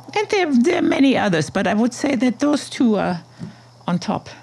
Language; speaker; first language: English; non-native, fluent; German